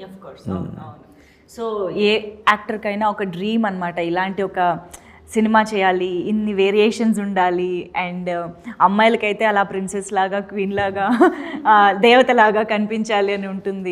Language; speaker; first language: Telugu; native; Telugu